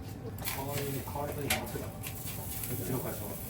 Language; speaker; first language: Japanese; native; Japanese